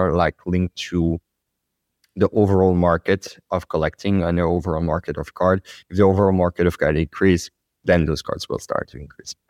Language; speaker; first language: English; non-native, fluent; French